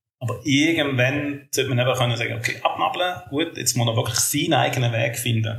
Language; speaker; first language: German; native; German